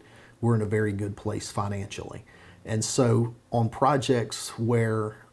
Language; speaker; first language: English; native; English